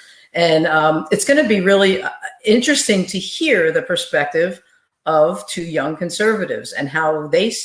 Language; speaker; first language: English; native; English